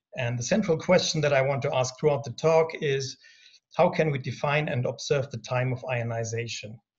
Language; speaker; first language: English; non-native, fluent; German